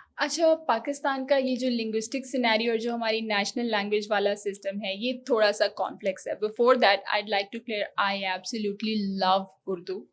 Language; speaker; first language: Urdu; non-native, local second language; Northern Hindko